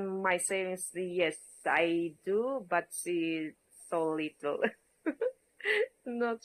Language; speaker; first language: English; non-native, learner; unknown